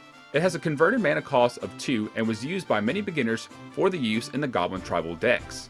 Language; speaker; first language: English; native; English